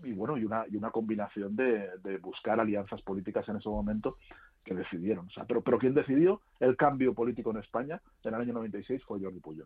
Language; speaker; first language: Spanish; native; Spanish